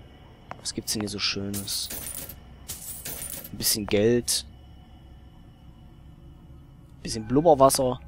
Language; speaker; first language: German; native; German